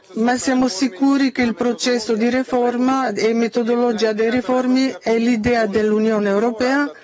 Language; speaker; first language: Italian; non-native, fluent; Macedonian